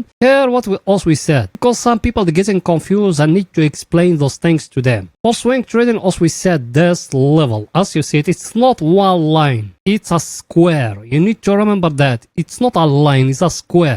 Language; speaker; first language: English; non-native, fluent; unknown